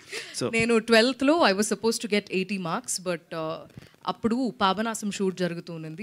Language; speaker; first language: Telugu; non-native, fluent; Malayalam